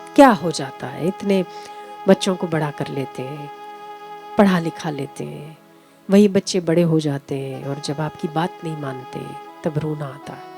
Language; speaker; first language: Hindi; native; Hindi